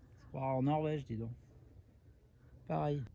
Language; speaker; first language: French; native; French